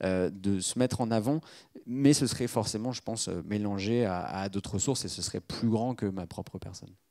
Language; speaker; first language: French; native; French